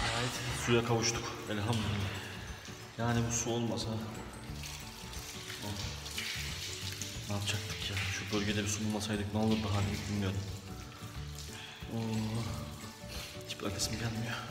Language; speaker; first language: Turkish; native; Turkish